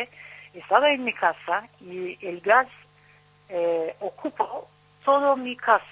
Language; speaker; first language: Spanish; non-native, learner; Turkish